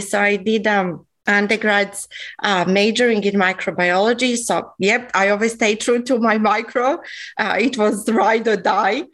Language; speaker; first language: English; non-native, fluent; Serbian